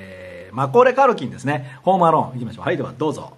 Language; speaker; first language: Japanese; native; Japanese